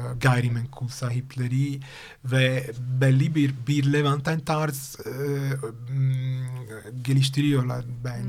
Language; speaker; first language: Turkish; non-native, fluent; Italian